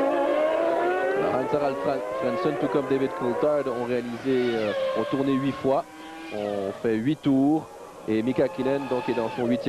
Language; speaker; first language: French; native; French